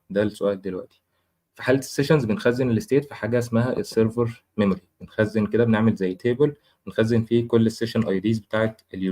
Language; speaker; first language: Arabic; native; Arabic